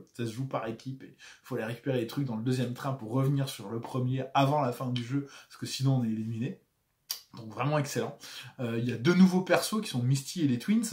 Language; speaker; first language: French; native; French